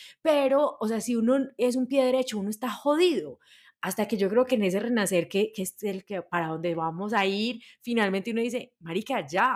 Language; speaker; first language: Spanish; native; Spanish